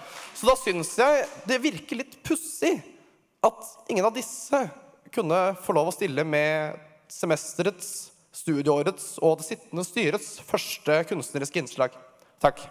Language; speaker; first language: Norwegian; native; Norwegian